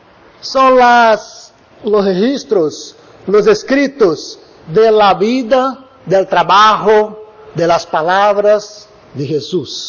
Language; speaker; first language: Spanish; non-native, learner; Portuguese